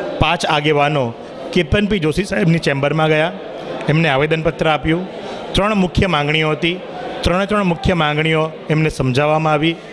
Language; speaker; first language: Gujarati; native; Gujarati